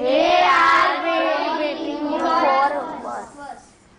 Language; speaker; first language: English; non-native, learner; Gujarati